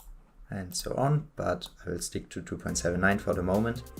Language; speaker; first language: English; non-native, fluent; German